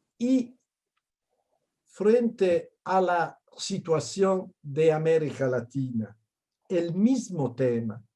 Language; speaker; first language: Spanish; non-native, fluent; Italian